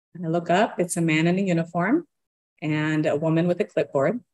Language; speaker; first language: English; early bilingual, other home language; Portuguese